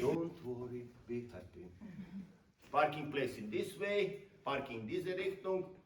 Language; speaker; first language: English; non-native, learner; Croatian